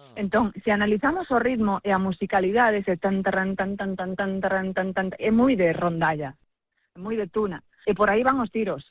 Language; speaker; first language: Galician; non-native, local second language; Spanish